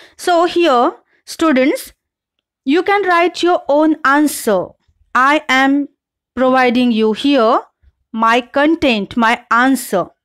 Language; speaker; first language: English; non-native, local second language; Marathi